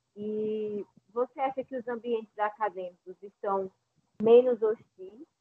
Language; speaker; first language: Portuguese; native; Portuguese